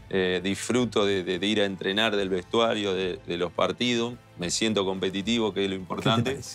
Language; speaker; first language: Spanish; native; Spanish